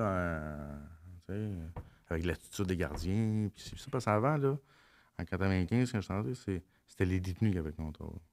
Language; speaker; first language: French; native; French